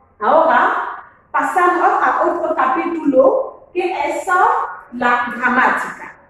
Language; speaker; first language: Spanish; non-native, fluent; French